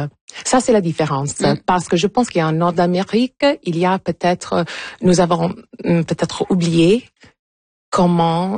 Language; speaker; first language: French; non-native, local second language; English